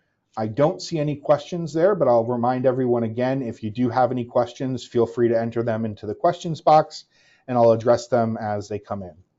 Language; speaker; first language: English; native; English